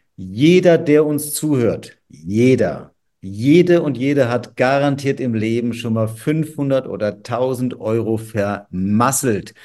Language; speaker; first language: German; native; German